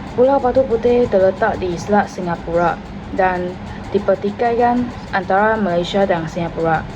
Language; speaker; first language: Malay; non-native, local second language; Chinese